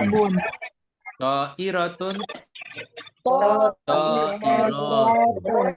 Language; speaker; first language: Arabic; non-native, learner; Indonesian